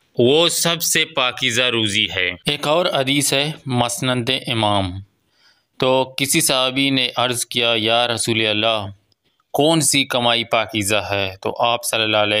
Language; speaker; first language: Urdu; non-native, local second language; Baluchi